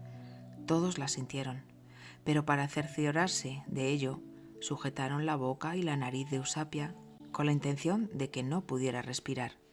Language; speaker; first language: Spanish; native; Spanish